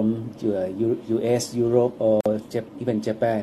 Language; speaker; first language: English; non-native, fluent; Thai